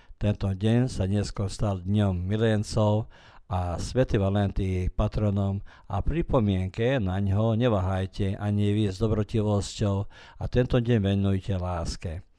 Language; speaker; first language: Slovak; early bilingual, heritage; Slovak